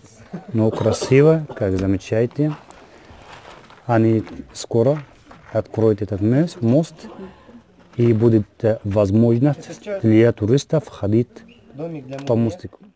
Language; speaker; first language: Russian; non-native, learner; Arabic